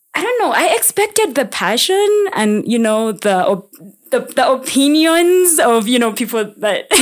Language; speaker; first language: English; non-native, local second language; Ganda